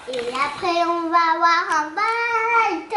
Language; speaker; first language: French; early bilingual, heritage; French